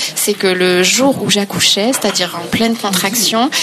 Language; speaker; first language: French; native; French